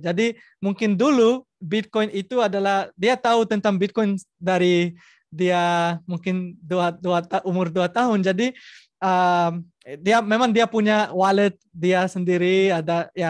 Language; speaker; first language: Indonesian; non-native, learner; Spanish